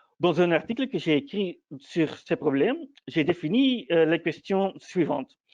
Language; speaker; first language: French; non-native, fluent; Dutch